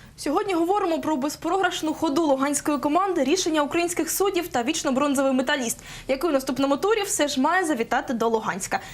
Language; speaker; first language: Ukrainian; non-native, local second language; Russian